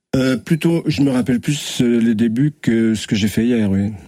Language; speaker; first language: French; native; French